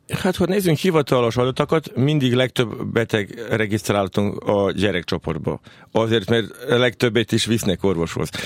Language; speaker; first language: Hungarian; non-native, local second language; Serbian